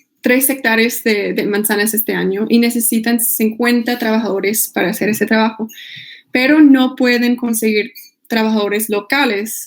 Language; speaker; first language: Spanish; non-native, fluent; English